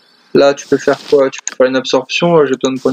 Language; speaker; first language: French; native; French